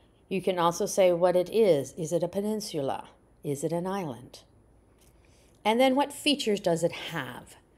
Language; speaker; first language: English; native; English